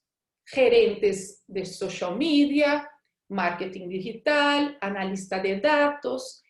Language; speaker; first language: Spanish; non-native, fluent; Portuguese